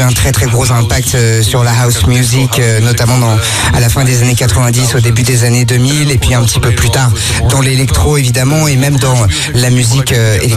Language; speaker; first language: French; non-native, fluent; Dutch